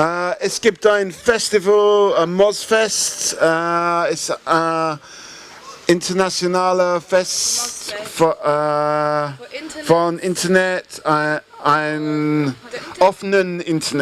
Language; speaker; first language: German; non-native, learner; English